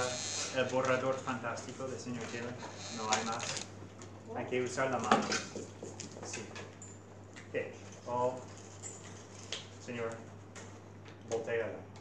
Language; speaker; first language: Spanish; non-native, fluent; English